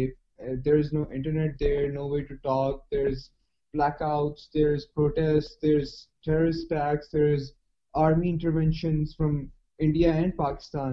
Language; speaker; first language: English; non-native, local second language; Urdu